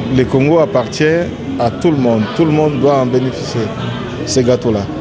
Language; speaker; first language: French; non-native, local second language; Lingala